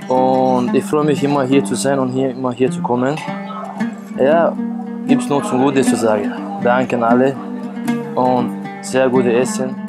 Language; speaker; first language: German; non-native, learner; Arabic